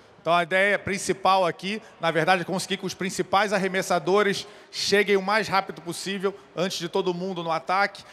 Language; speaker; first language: Portuguese; native; Portuguese